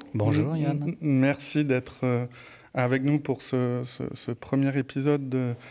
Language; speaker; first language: French; native; French